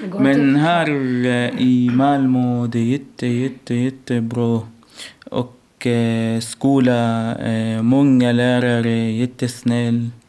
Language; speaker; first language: Swedish; non-native, learner; Arabic